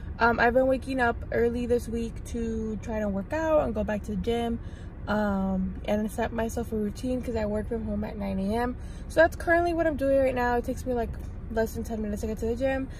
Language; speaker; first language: English; early bilingual, other home language; Spanish